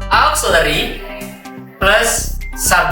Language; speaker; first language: English; non-native, learner; Indonesian